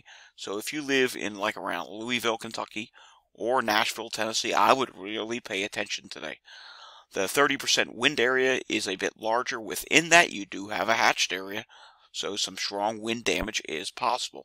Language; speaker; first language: English; native; English